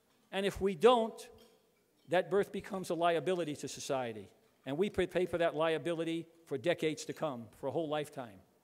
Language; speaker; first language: English; early bilingual, other home language; Spanish